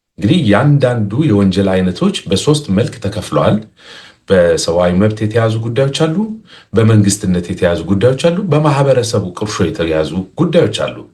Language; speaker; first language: Amharic; non-native, local second language; Tigrinya